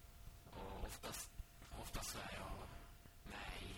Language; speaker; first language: Swedish; early bilingual, other home language; Finnish